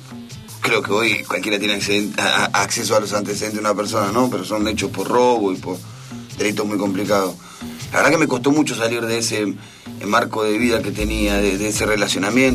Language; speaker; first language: Spanish; native; Spanish